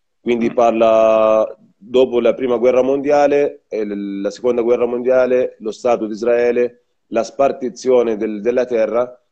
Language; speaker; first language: Italian; non-native, fluent; Arabic